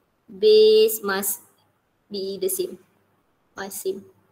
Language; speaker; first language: English; non-native, local second language; Malay